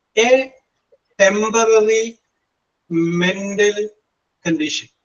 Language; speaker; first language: English; non-native, fluent; Malayalam